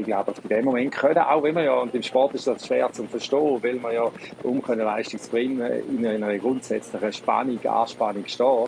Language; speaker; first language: German; native; German